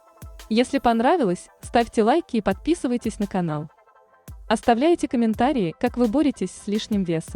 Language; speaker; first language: Russian; native; Russian